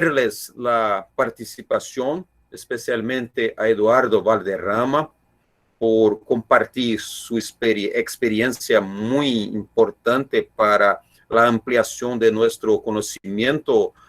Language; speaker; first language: Spanish; non-native, learner; Portuguese